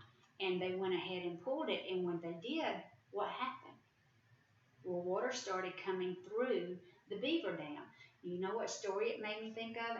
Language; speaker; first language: English; native; English